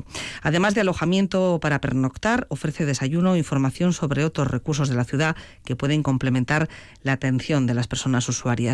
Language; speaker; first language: Spanish; native; Spanish